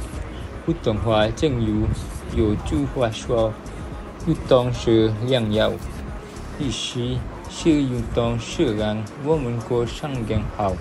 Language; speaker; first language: Chinese; non-native, learner; Malay